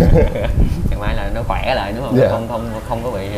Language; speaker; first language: Vietnamese; native; Vietnamese